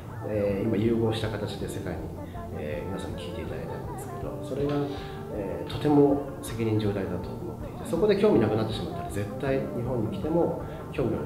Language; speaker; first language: Japanese; native; Japanese